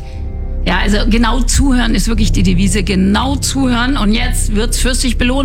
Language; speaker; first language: German; native; German